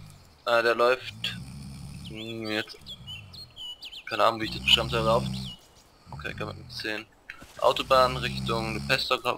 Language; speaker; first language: German; native; German